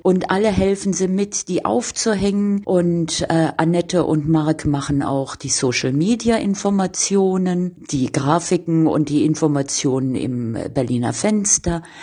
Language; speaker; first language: German; native; German